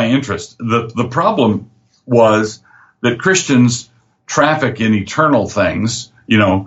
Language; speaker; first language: English; native; English